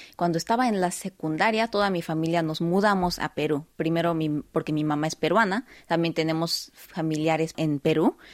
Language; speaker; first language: Spanish; early bilingual, heritage; Spanish